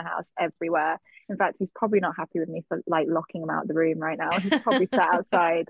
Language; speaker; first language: English; native; English